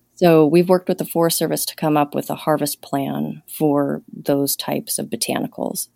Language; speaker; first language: English; native; English